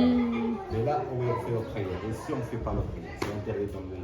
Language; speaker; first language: French; non-native, local second language; Arabic